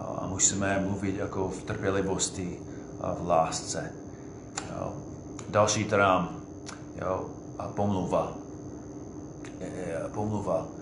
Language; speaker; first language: Czech; non-native, fluent; English